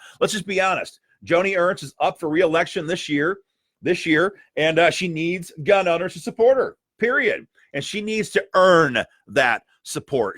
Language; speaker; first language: English; native; English